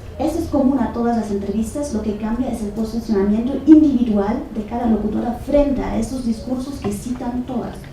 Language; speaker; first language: Spanish; non-native, fluent; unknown